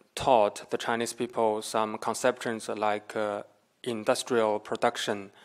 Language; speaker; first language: English; non-native, fluent; Chinese